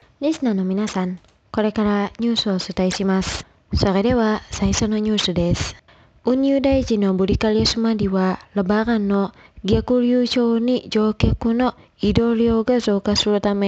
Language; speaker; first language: Japanese; non-native, fluent; Indonesian